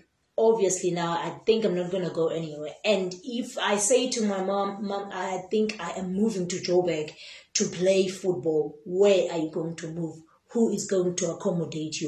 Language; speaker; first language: English; non-native, local second language; Xhosa